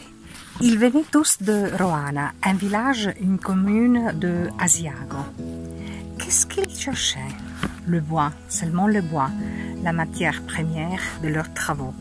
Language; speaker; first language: French; non-native, fluent; Italian